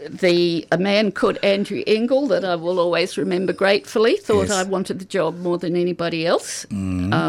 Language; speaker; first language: English; native; English